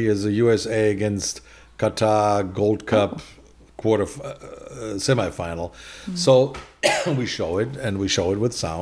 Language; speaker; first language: English; non-native, fluent; German